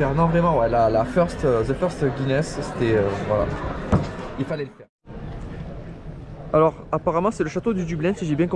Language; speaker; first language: French; native; French